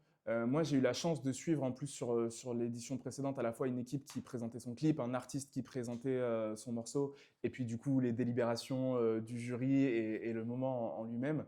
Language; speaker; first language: French; native; French